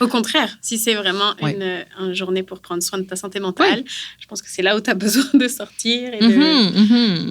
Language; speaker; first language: French; native; French